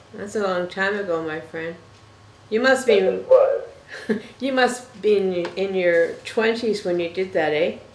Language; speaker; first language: English; native; English